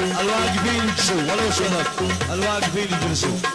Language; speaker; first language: Arabic; native; Arabic